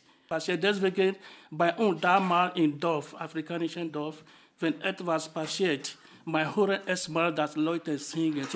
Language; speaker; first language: German; non-native, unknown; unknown